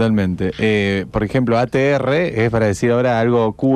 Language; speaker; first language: Spanish; native; Spanish